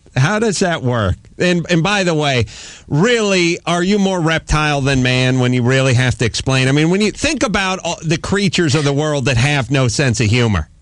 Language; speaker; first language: English; native; English